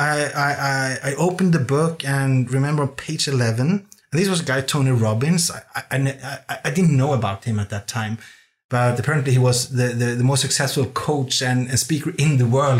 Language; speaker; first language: English; non-native, fluent; Norwegian